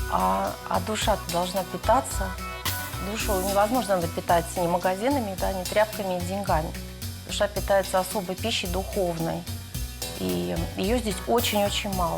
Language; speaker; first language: Russian; native; Russian